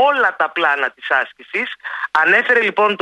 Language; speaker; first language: Greek; native; Greek